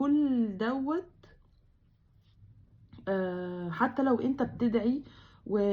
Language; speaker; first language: Arabic; native; Arabic